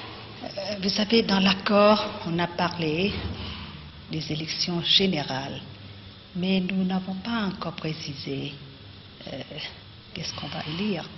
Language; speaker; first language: French; non-native, fluent; Vietnamese